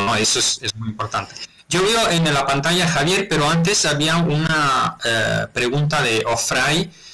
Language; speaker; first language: Spanish; non-native, fluent; Italian